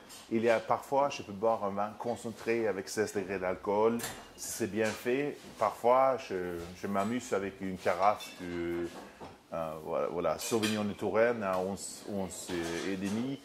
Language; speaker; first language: French; non-native, fluent; Swedish